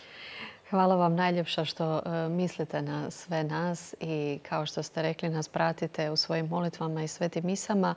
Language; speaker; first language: Croatian; native; Croatian